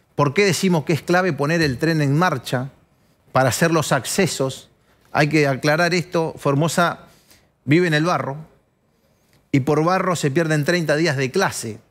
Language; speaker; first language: Spanish; native; Spanish